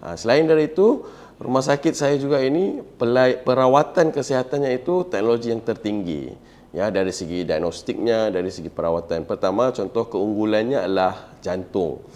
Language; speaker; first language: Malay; native; Malay